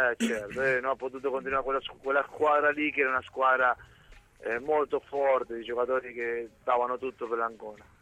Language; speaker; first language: Italian; non-native, fluent; Spanish